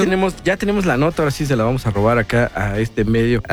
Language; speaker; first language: Spanish; native; Spanish